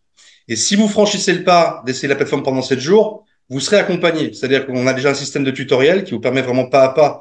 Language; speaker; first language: French; native; French